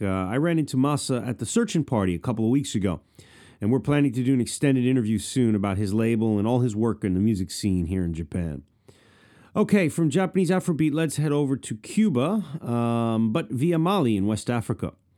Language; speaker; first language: English; native; English